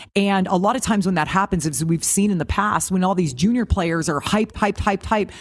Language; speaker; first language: English; native; English